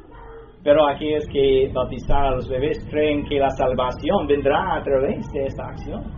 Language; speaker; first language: Spanish; non-native, fluent; English